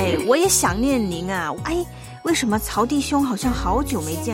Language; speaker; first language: Chinese; native; Chinese